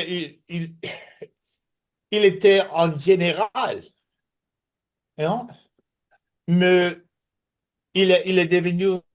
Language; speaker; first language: French; non-native, learner; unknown